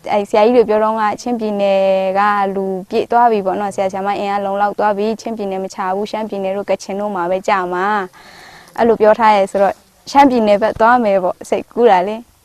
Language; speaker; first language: Burmese; native; Burmese